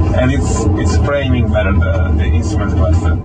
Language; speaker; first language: English; non-native, fluent; Italian